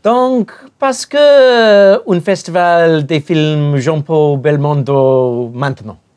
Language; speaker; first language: French; non-native, learner; English